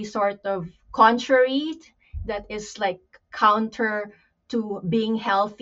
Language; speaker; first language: English; non-native, local second language; Pampanga